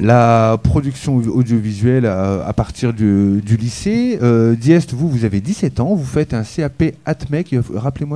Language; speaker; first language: French; native; French